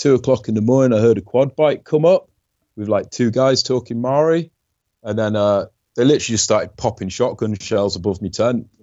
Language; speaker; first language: English; native; English